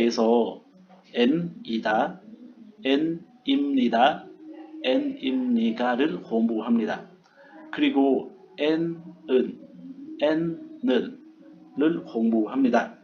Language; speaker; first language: Korean; non-native, fluent; Lao